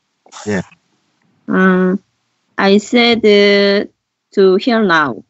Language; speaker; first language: English; non-native, learner; Korean